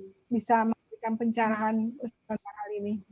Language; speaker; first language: Indonesian; native; Indonesian